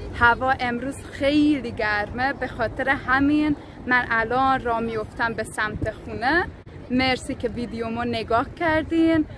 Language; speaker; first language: Persian; non-native, fluent; Hungarian